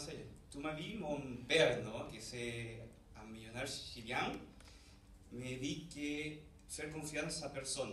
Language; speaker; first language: French; non-native, learner; Spanish